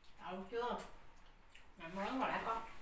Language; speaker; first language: Vietnamese; native; Vietnamese